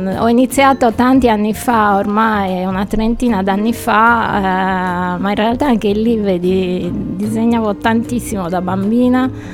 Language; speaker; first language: Italian; native; Italian